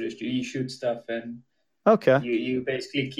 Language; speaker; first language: English; non-native, fluent; Dutch